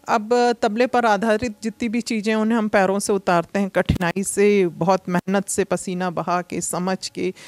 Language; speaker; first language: Hindi; native; Hindi